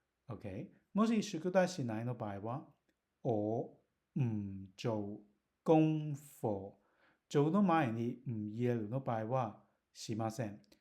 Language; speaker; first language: Japanese; non-native, learner; Cantonese